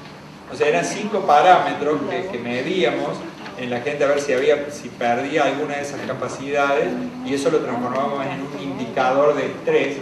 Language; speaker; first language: Spanish; native; Spanish